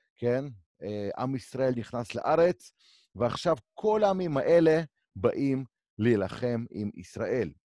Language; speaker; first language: Hebrew; native; Hebrew